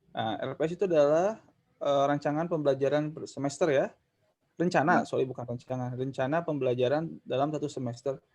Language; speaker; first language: Indonesian; non-native, local second language; Sundanese